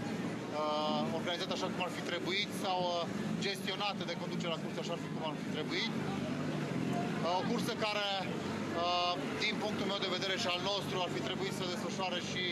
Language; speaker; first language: Romanian; native; Romanian